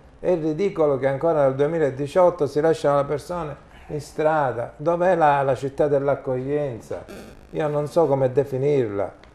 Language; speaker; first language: Italian; native; Italian